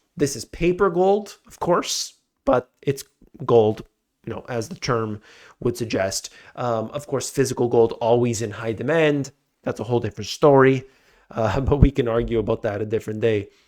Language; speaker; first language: English; native; English